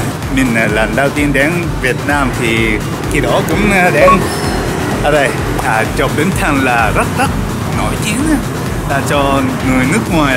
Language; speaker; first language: Vietnamese; non-native, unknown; Japanese